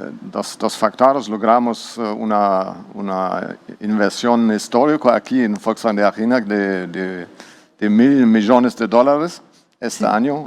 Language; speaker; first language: Spanish; non-native, learner; German